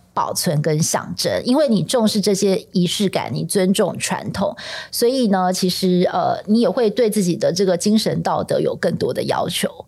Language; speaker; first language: Chinese; native; Chinese